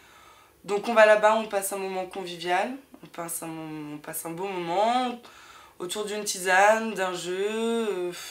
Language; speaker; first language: French; native; French